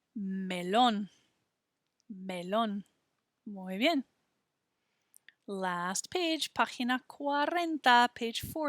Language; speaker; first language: Spanish; non-native, fluent; English